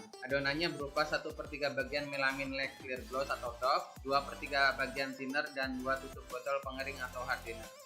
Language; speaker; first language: Indonesian; native; Indonesian